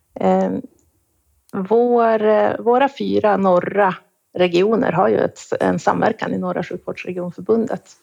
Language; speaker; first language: Swedish; native; Swedish